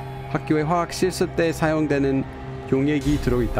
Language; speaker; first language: Korean; non-native, fluent; English